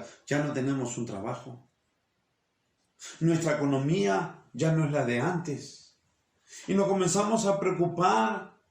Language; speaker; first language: Spanish; native; Spanish